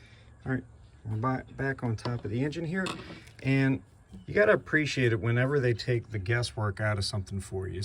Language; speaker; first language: English; native; English